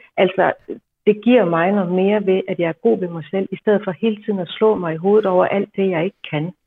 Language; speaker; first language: Danish; native; Danish